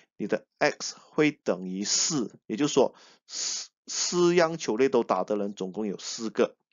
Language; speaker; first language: Chinese; native; Chinese